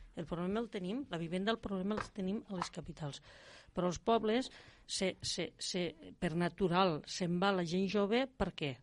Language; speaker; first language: Catalan; native; Catalan